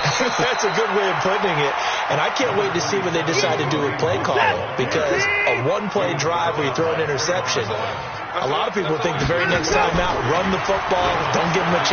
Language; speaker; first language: English; native; English